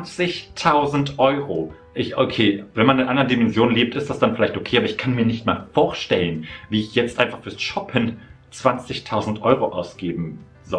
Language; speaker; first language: German; native; German